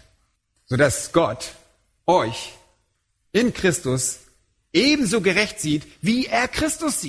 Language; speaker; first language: German; native; German